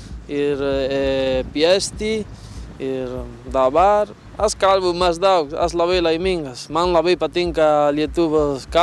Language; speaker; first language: Lithuanian; non-native, learner; Spanish